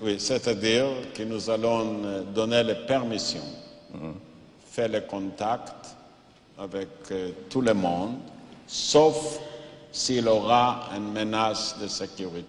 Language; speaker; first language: French; non-native, fluent; Yiddish